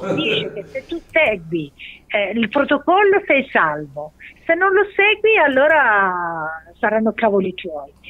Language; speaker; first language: Italian; non-native, fluent; Persian